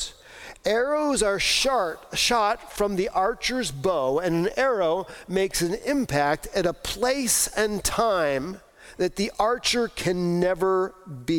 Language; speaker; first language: English; native; English